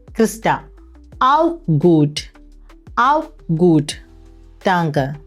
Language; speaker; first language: German; non-native, fluent; Malayalam